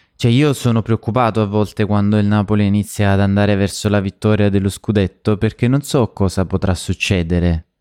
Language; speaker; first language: Italian; native; Italian